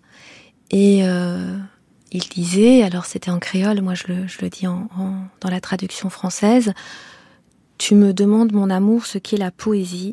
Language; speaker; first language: French; non-native, local second language; Kinyarwanda